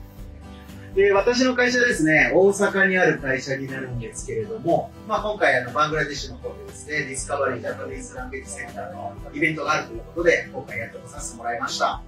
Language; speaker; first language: Japanese; native; Japanese